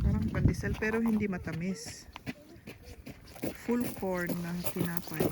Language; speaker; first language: Filipino; native; Filipino